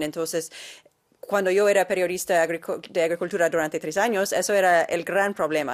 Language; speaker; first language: Spanish; non-native, fluent; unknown